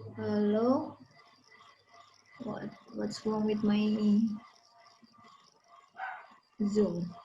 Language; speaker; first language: English; non-native, learner; Indonesian